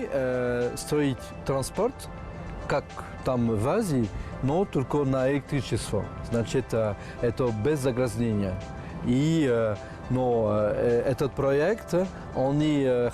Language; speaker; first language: Russian; non-native, fluent; French